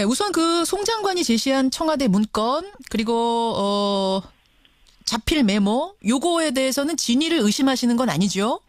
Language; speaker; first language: Korean; native; Korean